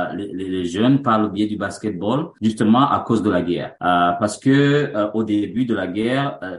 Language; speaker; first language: French; non-native, local second language; Rundi